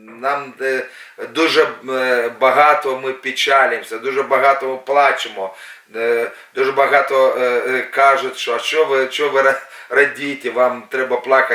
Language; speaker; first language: Ukrainian; non-native, local second language; Russian